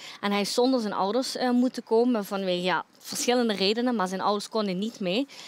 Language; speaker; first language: Dutch; early bilingual, other home language; Croatian